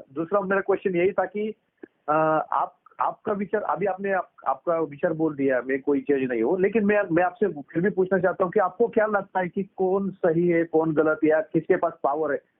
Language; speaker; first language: Hindi; native; Hindi